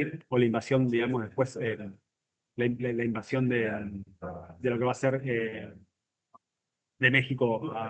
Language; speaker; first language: Spanish; native; Spanish